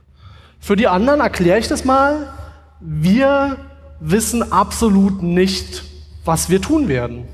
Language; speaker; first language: German; native; German